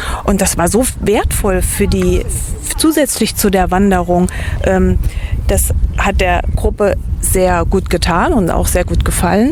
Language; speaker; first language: German; native; German